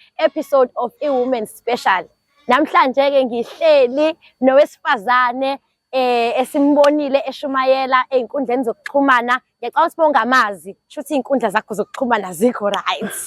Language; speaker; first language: Zulu; native; Zulu